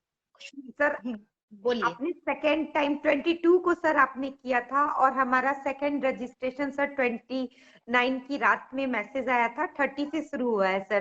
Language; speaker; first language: Hindi; native; Hindi